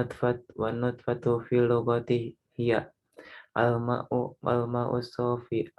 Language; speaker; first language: Arabic; non-native, learner; Indonesian